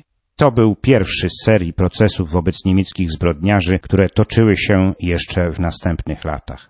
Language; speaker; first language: Polish; native; Polish